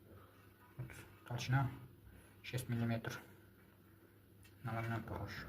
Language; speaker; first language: Russian; non-native, fluent; Uzbek